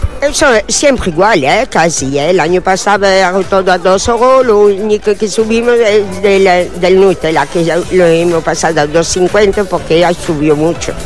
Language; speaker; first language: Spanish; non-native, fluent; French